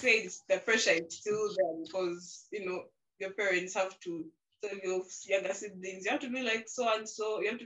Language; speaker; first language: English; non-native, local second language; Ganda